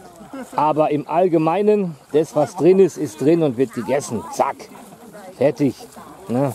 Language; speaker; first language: German; native; German